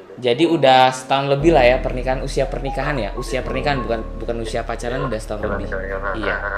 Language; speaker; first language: Indonesian; native; Indonesian